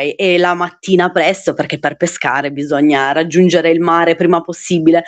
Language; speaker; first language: Italian; native; Italian